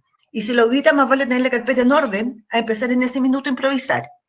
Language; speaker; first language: Spanish; native; Spanish